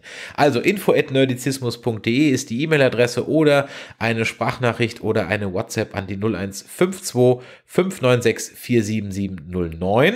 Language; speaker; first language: German; native; German